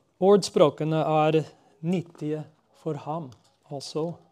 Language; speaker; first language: Norwegian; non-native, fluent; English